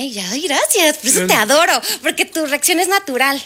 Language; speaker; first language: Spanish; native; Spanish